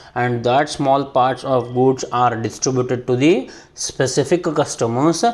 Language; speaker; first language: English; non-native, local second language; Kannada